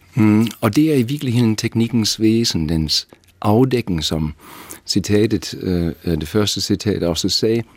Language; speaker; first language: Danish; non-native, fluent; German